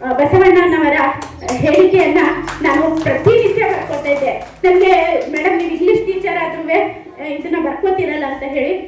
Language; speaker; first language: Kannada; non-native, local second language; Urdu